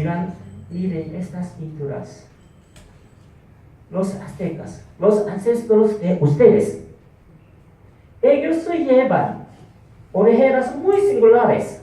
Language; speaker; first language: Spanish; non-native, fluent; Korean